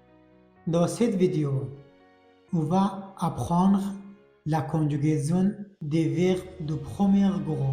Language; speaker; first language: French; non-native, fluent; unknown